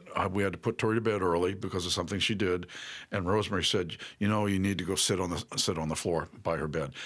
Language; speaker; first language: English; native; English